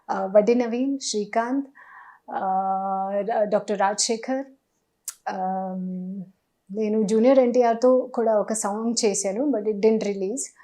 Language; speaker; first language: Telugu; non-native, learner; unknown